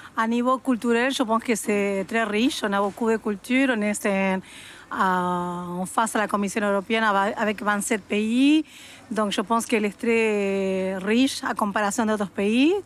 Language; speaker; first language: French; non-native, fluent; Spanish